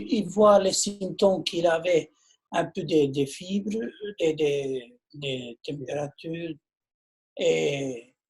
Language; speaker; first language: French; non-native, learner; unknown